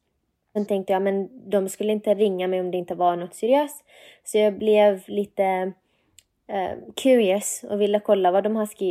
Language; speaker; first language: Swedish; non-native, fluent; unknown